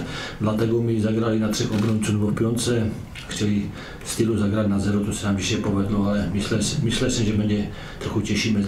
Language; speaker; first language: Polish; non-native, learner; Czech